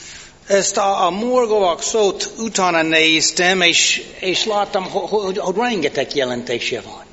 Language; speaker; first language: Hungarian; non-native, fluent; English